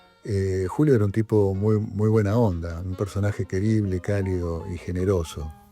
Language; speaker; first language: Spanish; native; Spanish